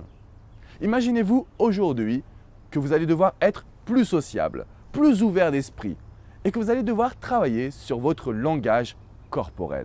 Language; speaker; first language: French; native; French